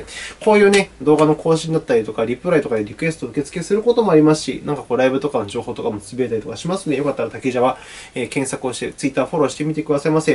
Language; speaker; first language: Japanese; native; Japanese